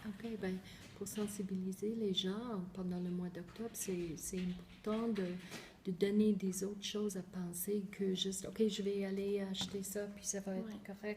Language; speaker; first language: French; non-native, fluent; English